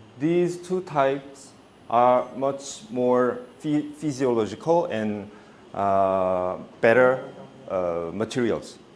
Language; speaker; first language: English; non-native, fluent; Korean